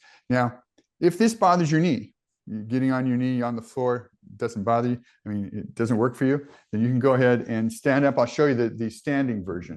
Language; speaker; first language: English; native; English